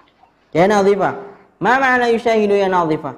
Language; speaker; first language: Arabic; non-native, fluent; Indonesian